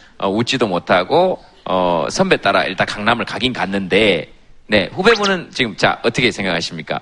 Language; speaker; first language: Korean; native; Korean